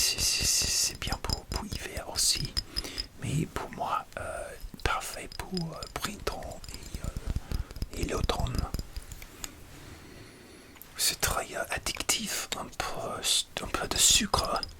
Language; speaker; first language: French; non-native, learner; English